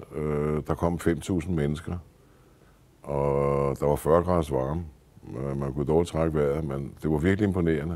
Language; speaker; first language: Danish; native; Danish